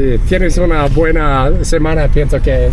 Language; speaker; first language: Spanish; non-native, learner; English